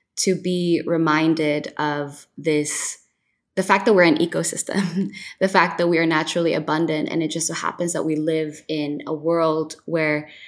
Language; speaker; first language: English; non-native, local second language; Filipino